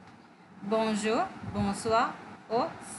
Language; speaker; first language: French; non-native, fluent; Hindi